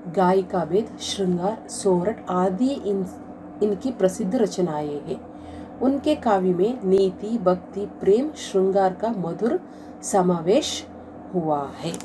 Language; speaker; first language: Hindi; non-native, local second language; Kannada